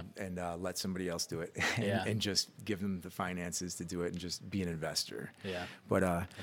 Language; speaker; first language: English; native; English